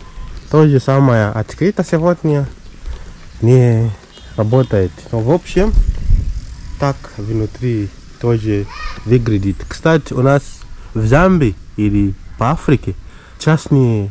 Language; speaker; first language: Russian; non-native, fluent; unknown